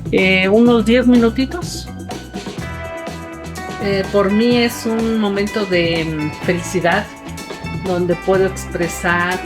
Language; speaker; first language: Spanish; native; Spanish